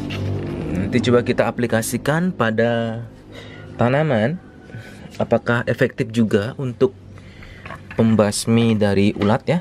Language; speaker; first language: Indonesian; native; Indonesian